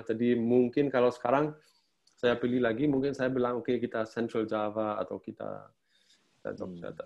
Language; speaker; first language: Indonesian; non-native, fluent; German